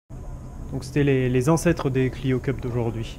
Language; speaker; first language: French; native; French